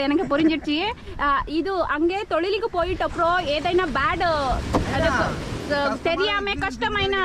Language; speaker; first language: Tamil; non-native, learner; Kannada